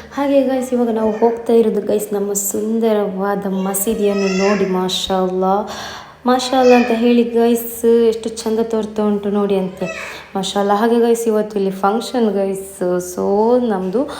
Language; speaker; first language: Kannada; native; Kannada